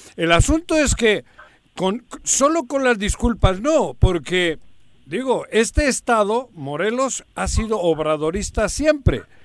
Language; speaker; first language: Spanish; native; Spanish